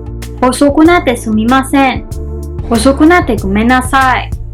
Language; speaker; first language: Japanese; non-native, learner; Filipino